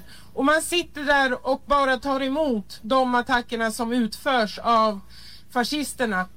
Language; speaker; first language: Swedish; early bilingual, other home language; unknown